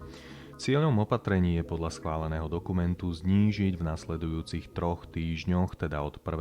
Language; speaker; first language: Slovak; native; Slovak